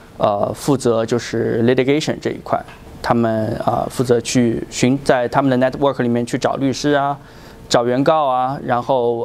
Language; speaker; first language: Chinese; native; Chinese